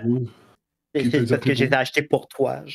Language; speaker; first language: French; native; French